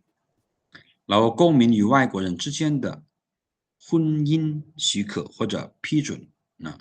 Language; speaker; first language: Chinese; non-native, fluent; Lao